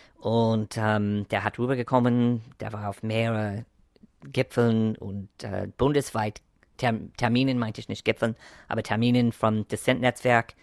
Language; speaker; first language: German; non-native, fluent; English